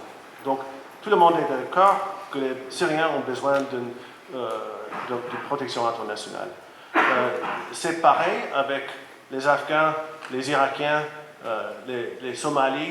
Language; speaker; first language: French; non-native, fluent; Latvian